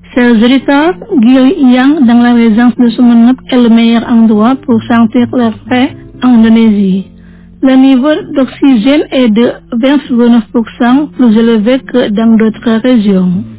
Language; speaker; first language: French; non-native, fluent; Indonesian